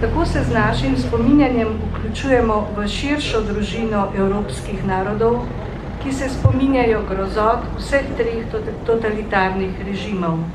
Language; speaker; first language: Slovenian; native; Slovenian